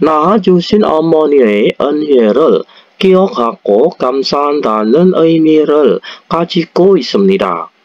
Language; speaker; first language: Korean; non-native, fluent; Indonesian